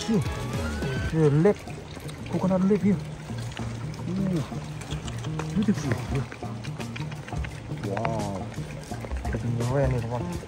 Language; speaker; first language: English; non-native, learner; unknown